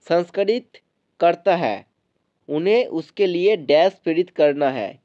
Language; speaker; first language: Hindi; non-native, local second language; Bangla